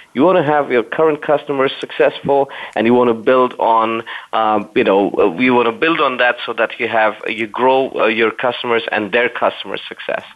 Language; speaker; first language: English; non-native, fluent; German